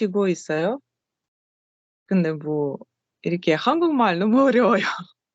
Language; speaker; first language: Korean; non-native, learner; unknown